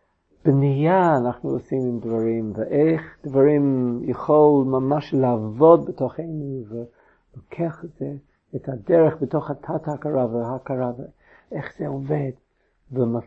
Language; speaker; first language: Hebrew; non-native, fluent; English